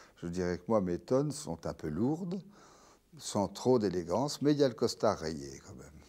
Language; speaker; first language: French; native; French